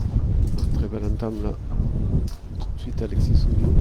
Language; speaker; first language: French; native; French